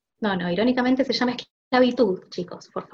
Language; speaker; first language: Spanish; native; Spanish